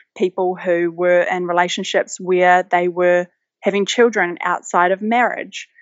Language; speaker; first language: English; native; English